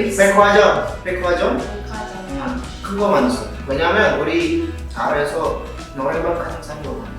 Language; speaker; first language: Korean; non-native, learner; Indonesian